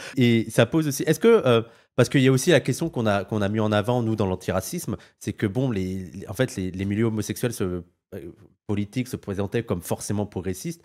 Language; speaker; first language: French; native; French